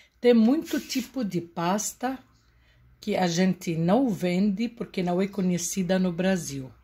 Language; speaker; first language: Portuguese; non-native, learner; Arabic